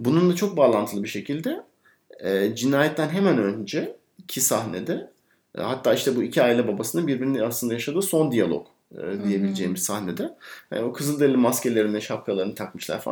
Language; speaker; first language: Turkish; native; Turkish